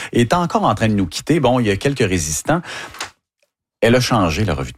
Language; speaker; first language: French; native; French